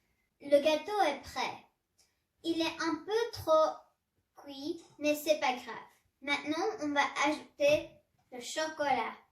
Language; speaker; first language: French; non-native, learner; English